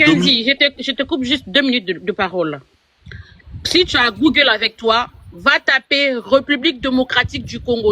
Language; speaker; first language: French; non-native, local second language; Lingala